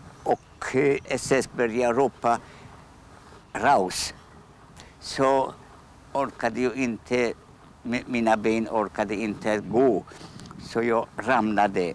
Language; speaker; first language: Swedish; non-native, fluent; Polish